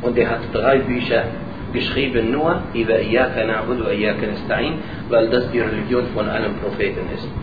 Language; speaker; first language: German; non-native, learner; Arabic